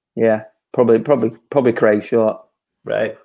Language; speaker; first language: English; native; English